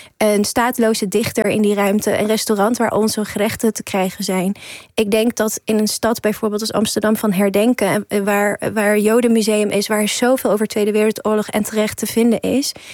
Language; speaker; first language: Dutch; early bilingual, other home language; Persian